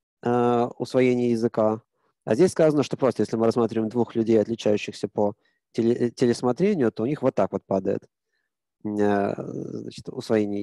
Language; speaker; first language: Russian; native; Russian